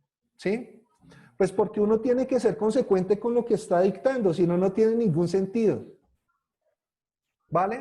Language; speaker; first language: Spanish; native; Spanish